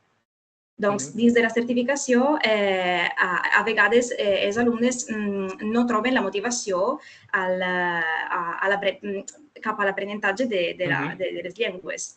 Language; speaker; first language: Catalan; non-native, fluent; Italian